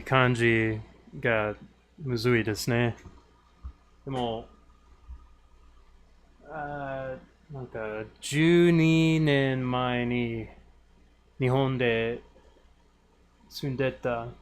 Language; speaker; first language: Japanese; non-native, learner; English